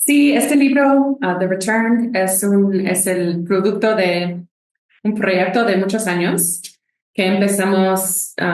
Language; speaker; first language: Spanish; non-native, fluent; English